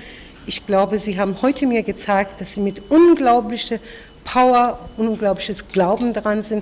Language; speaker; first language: German; non-native, fluent; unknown